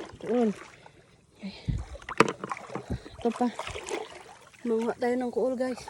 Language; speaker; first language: Filipino; non-native, local second language; Hiligaynon